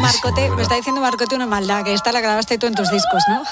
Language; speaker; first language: Spanish; native; Spanish